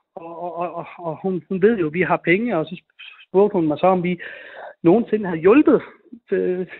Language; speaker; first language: Danish; early bilingual, other home language; Sinhala